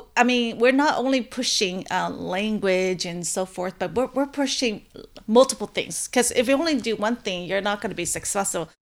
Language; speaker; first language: English; early bilingual, other home language; Hmong